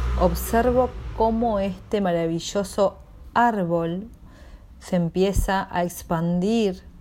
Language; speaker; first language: Spanish; native; Spanish